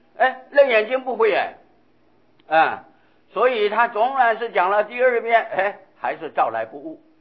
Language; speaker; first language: Chinese; non-native, local second language; Hakka Chinese